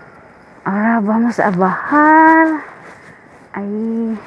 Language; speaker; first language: Spanish; non-native, learner; Filipino